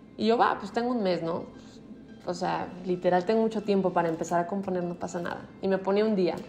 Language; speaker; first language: Spanish; native; Spanish